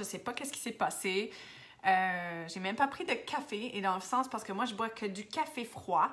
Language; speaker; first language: French; native; French